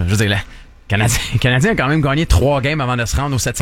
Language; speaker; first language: French; native; French